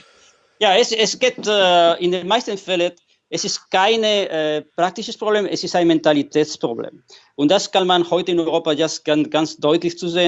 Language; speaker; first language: German; non-native, fluent; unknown